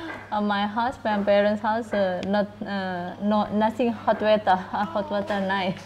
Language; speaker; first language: English; non-native, learner; Indonesian